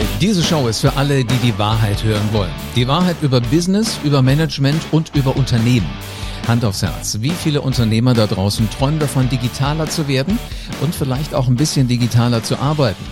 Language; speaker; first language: German; native; German